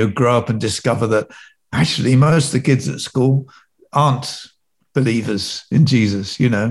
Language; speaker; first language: English; native; English